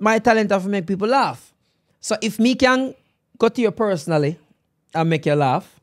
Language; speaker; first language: English; native; English